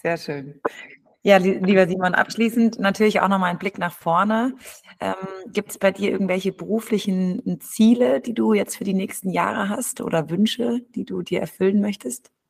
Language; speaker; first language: German; native; German